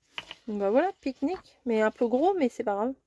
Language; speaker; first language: French; native; French